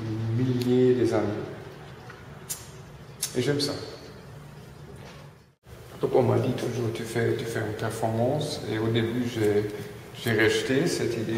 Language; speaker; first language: French; non-native, fluent; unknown